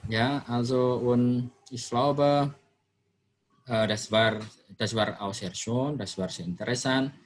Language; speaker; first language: German; non-native, learner; Indonesian